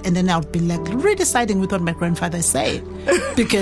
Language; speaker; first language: English; non-native, local second language; Zulu